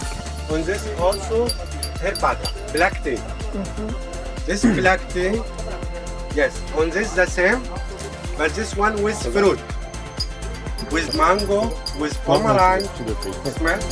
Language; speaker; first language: English; non-native, learner; Arabic